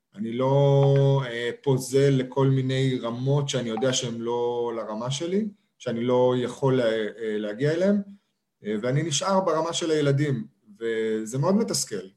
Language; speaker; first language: Hebrew; native; Hebrew